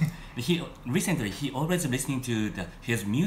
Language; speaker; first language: English; non-native, learner; Japanese